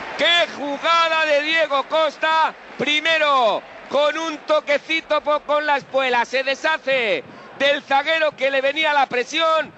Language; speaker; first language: Spanish; native; Spanish